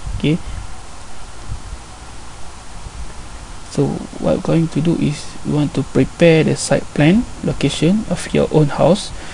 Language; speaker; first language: English; non-native, local second language; Malay